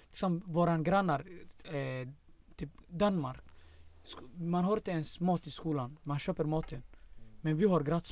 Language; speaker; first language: Swedish; non-native, fluent; Somali